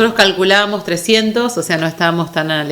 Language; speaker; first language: Spanish; native; Spanish